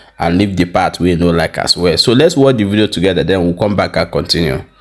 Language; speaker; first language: Nigerian Pidgin; non-native, local second language; Igbo